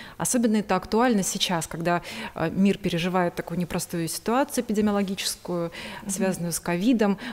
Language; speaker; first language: Russian; native; Russian